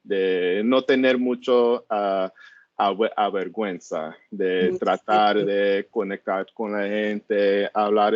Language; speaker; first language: Spanish; non-native, learner; English